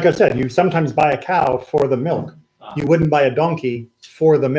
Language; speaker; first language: English; native; English